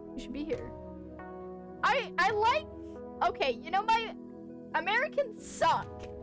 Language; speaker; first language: English; native; English